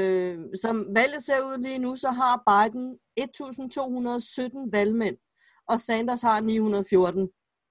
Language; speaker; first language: Danish; native; Danish